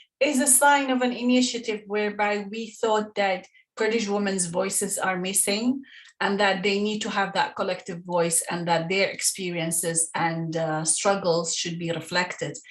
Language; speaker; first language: English; non-native, fluent; Kurdish